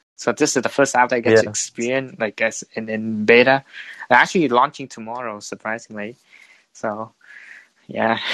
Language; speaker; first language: English; non-native, fluent; Vietnamese